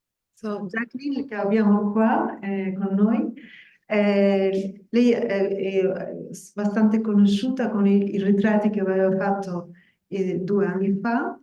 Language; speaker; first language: Italian; non-native, fluent; Spanish